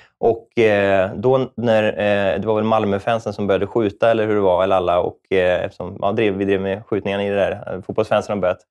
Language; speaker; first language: Swedish; native; Swedish